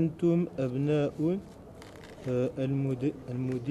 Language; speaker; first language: Arabic; non-native, learner; French